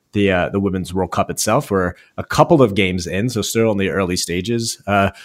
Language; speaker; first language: English; native; English